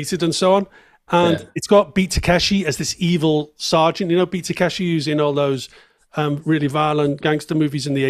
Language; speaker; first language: English; native; English